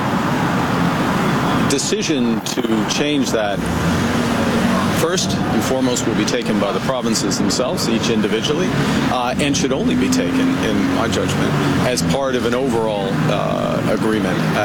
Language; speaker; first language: English; native; English